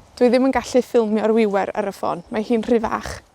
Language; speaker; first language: Welsh; native; Welsh